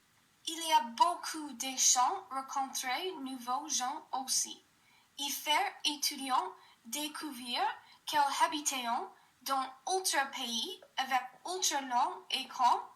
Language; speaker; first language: French; non-native, learner; English